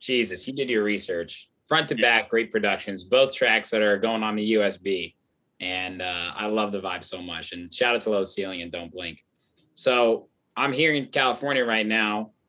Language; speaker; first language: English; native; English